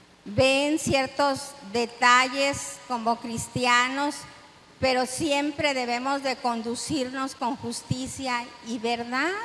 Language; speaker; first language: Spanish; native; Spanish